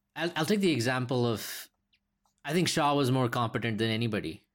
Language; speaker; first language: English; early bilingual, other home language; Hindi